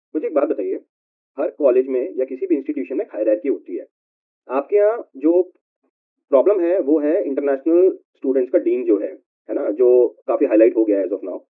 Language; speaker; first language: Hindi; native; Hindi